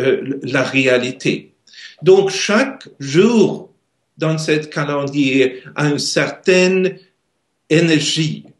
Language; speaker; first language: French; non-native, learner; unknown